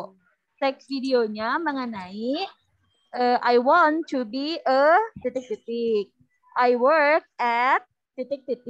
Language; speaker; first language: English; non-native, learner; Indonesian